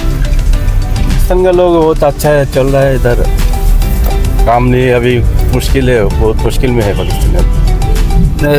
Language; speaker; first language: Hindi; non-native, learner; Bangla